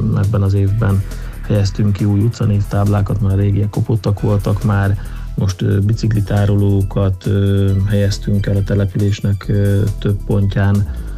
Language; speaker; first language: Hungarian; native; Hungarian